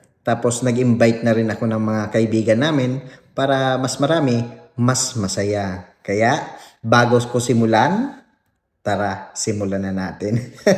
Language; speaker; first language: Filipino; native; Filipino